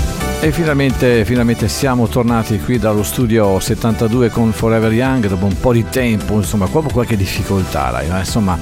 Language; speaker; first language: Italian; native; Italian